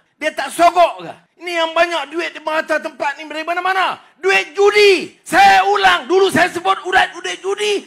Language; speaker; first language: Malay; native; Malay